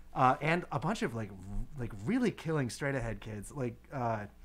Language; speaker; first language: English; native; English